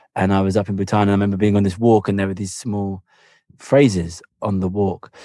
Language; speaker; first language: English; native; English